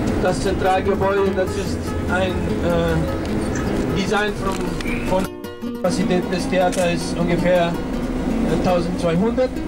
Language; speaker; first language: German; non-native, fluent; Spanish